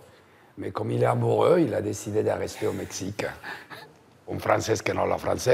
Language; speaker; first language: French; early bilingual, heritage; Spanish